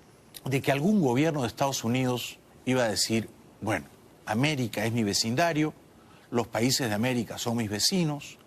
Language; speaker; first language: Spanish; native; Spanish